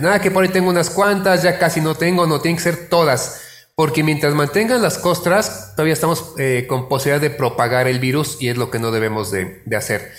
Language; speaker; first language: Spanish; native; Spanish